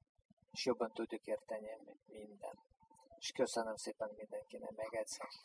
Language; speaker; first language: Hungarian; non-native, fluent; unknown